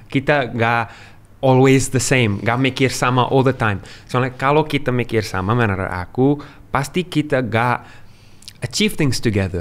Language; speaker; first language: Indonesian; non-native, learner; English